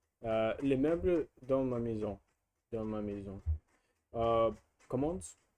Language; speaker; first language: French; non-native, learner; Russian